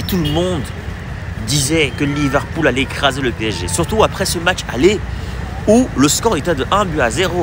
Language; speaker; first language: French; native; French